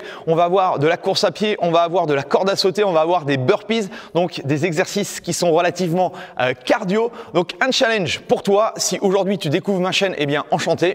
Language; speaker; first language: French; native; French